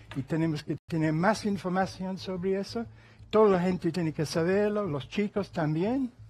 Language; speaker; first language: Spanish; non-native, fluent; English